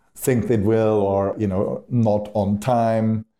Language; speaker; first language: English; non-native, fluent; German